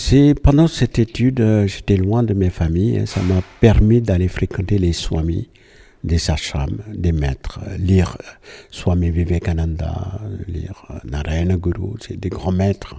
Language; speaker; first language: French; non-native, fluent; Malayalam